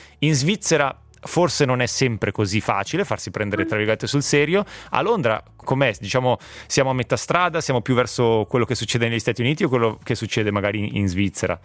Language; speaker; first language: Italian; native; Italian